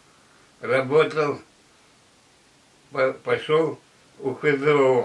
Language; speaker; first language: Russian; non-native, local second language; Ukrainian